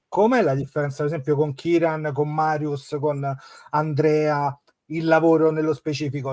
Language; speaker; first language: Italian; native; Italian